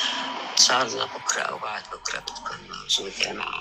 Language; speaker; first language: Arabic; native; Arabic